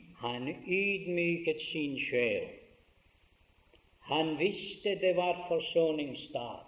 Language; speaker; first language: Norwegian; early bilingual, heritage; Norwegian